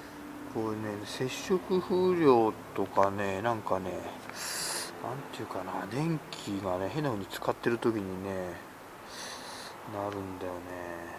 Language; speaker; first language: Japanese; native; Japanese